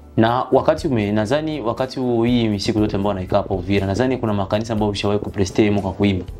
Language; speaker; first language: Swahili; native; Swahili